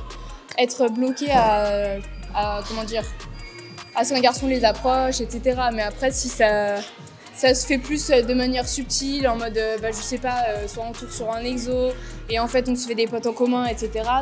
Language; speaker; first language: French; native; French